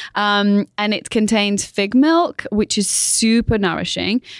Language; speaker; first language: English; native; English